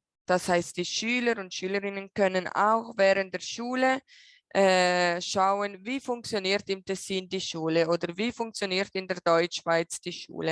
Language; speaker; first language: German; non-native, local second language; Italian